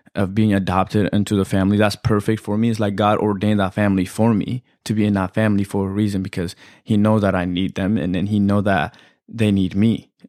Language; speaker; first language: English; early bilingual, other home language; Amharic